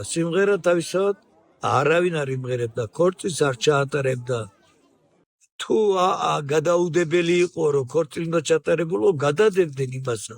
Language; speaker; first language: Georgian; non-native, local second language; Svan